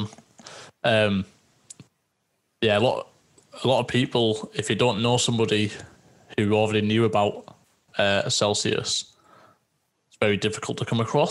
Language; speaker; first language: English; native; English